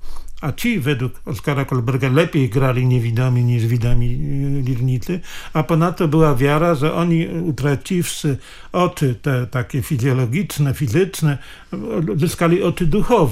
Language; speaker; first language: Polish; native; Polish